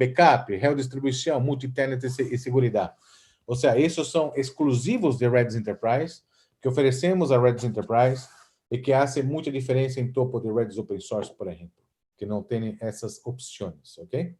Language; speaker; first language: Portuguese; non-native, fluent; Spanish